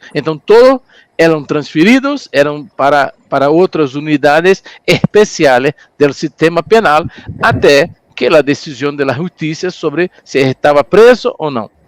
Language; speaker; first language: Spanish; non-native, learner; Portuguese